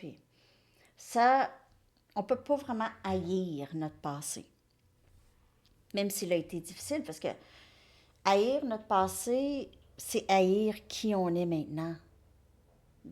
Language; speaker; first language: French; native; French